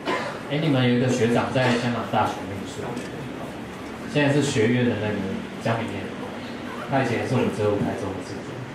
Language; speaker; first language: Chinese; native; Chinese